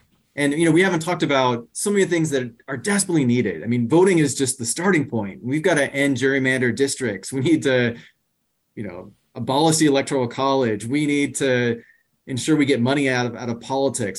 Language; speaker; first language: English; native; English